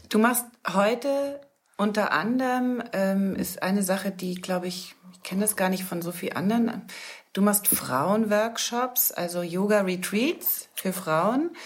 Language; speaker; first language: German; native; German